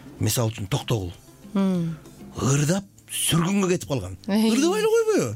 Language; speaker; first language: Kyrgyz; native; Kyrgyz